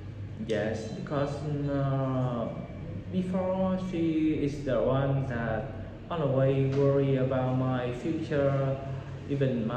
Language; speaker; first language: English; non-native, learner; Vietnamese